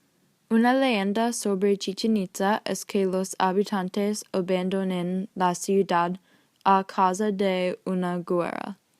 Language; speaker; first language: Spanish; non-native, learner; English